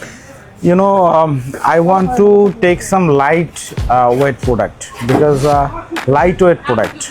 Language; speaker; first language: English; non-native, learner; Bangla